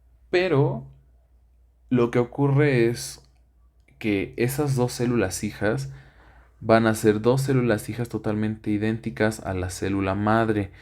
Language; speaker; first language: Spanish; native; Spanish